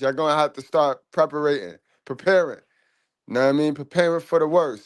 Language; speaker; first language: English; native; English